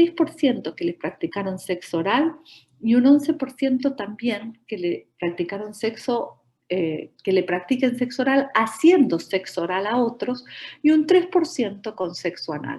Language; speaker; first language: Spanish; native; Spanish